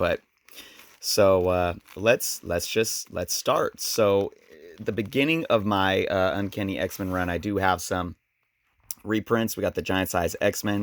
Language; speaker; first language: English; native; English